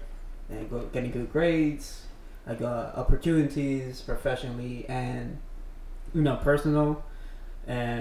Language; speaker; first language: English; non-native, fluent; Spanish